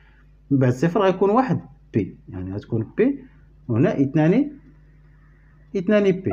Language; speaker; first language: Arabic; native; Arabic